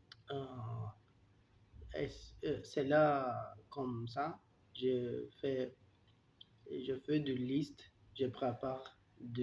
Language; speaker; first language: French; non-native, learner; Turkish